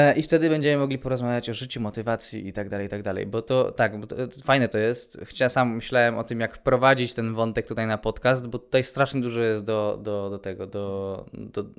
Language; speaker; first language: Polish; native; Polish